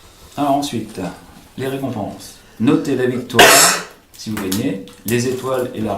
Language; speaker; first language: French; native; French